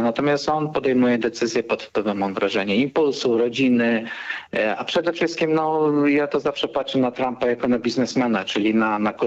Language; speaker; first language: Polish; native; Polish